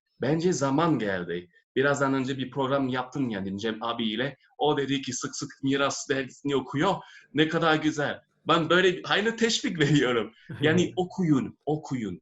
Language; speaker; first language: Turkish; non-native, fluent; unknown